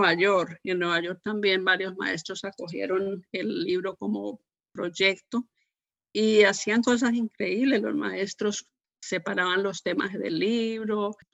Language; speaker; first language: Spanish; native; Spanish